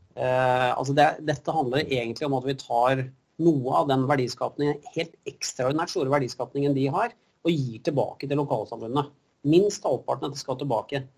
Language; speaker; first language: Norwegian; native; Norwegian